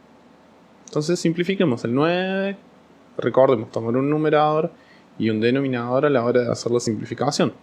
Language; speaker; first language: Spanish; native; Spanish